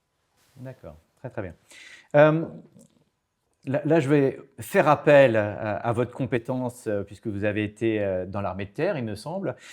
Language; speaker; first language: French; native; French